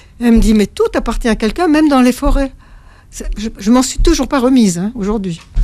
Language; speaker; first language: French; native; French